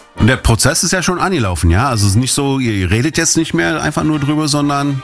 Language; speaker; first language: German; native; German